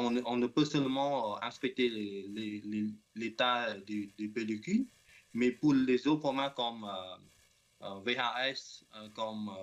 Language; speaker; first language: French; non-native, learner; Khmer